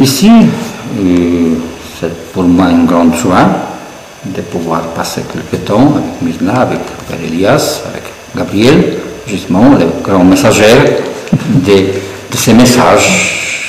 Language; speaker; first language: French; non-native, fluent; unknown